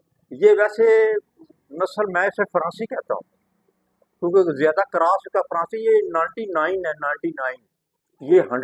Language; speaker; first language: Hindi; non-native, local second language; Punjabi